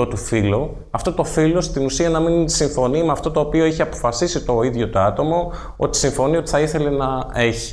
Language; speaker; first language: Greek; native; Greek